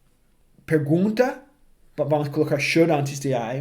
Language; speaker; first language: Portuguese; non-native, fluent; English